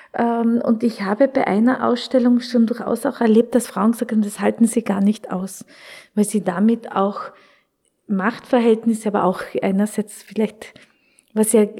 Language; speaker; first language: German; native; German